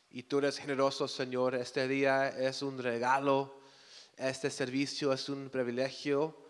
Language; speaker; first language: Spanish; early bilingual, heritage; Spanish